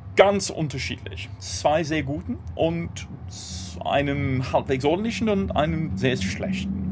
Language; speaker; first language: German; non-native, fluent; English